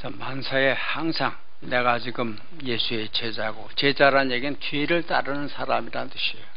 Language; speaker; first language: Korean; native; Korean